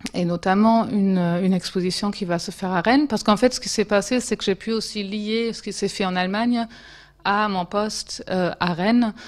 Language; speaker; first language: French; non-native, fluent; German